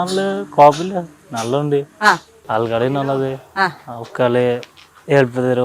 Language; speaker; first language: Malayalam; non-native, learner; Bangla